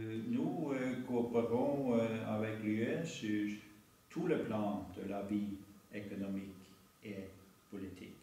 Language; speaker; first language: French; non-native, fluent; Norwegian